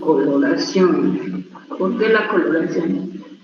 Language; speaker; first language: Spanish; native; Spanish